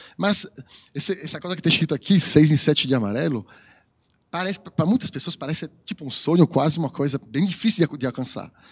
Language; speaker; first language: Portuguese; non-native, fluent; French